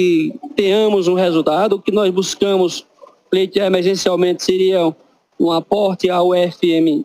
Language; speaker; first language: Portuguese; native; Portuguese